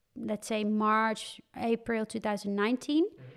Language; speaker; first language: English; non-native, fluent; Dutch